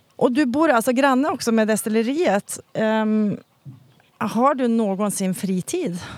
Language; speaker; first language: Swedish; native; Swedish